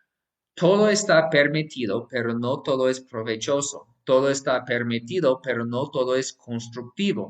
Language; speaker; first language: Spanish; non-native, fluent; English